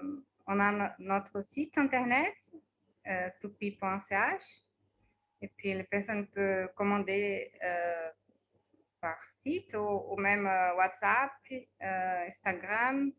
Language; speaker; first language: French; non-native, fluent; Portuguese